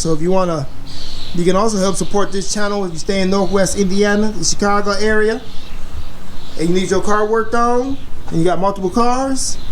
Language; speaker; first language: English; native; English